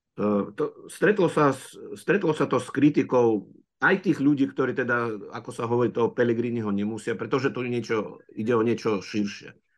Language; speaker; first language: Slovak; non-native, fluent; Russian